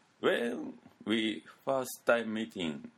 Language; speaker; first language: English; non-native, learner; Japanese